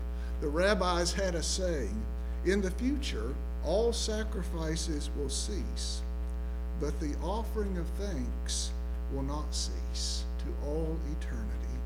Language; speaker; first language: English; native; English